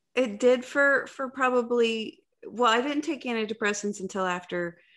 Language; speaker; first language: English; native; English